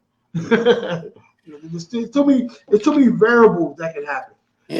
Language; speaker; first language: English; native; English